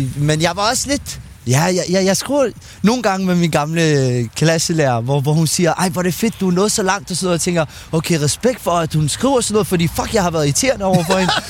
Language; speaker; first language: Danish; early bilingual, other home language; Albanian